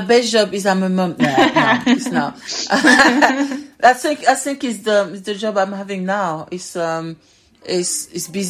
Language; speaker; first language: English; non-native, fluent; French